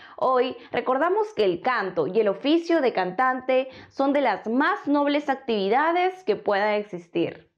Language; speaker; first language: Spanish; native; Spanish